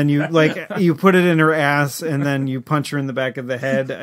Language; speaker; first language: English; native; English